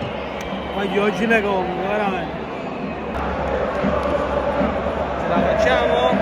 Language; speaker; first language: Italian; native; Italian